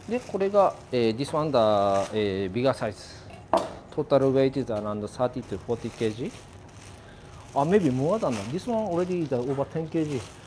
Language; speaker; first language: English; non-native, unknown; Japanese